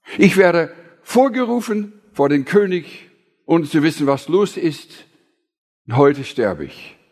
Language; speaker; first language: German; non-native, fluent; English